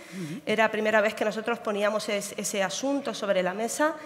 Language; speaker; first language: Spanish; native; Spanish